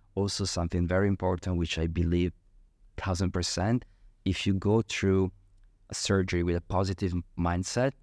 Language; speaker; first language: English; non-native, fluent; Italian